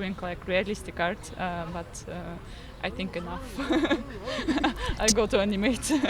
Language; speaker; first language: English; non-native, learner; Slovak